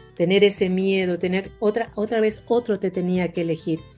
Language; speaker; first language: Spanish; native; Spanish